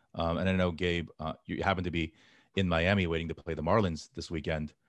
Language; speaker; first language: English; native; English